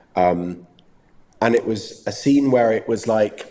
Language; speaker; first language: English; native; English